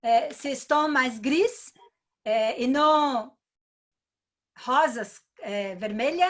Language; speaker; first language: Spanish; non-native, learner; Portuguese